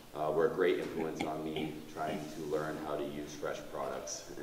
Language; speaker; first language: English; native; English